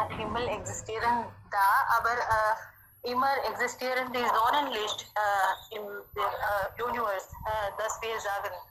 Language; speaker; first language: German; non-native, learner; Hindi